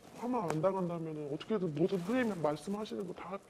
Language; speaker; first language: Korean; native; Korean